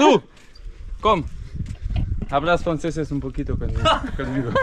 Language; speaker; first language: Spanish; non-native, learner; French